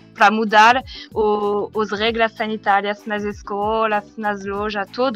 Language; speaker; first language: Portuguese; non-native, learner; French